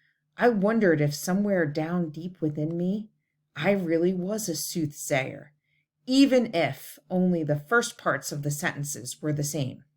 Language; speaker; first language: English; native; English